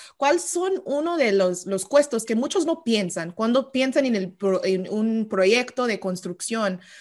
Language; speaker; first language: Spanish; early bilingual, heritage; Spanish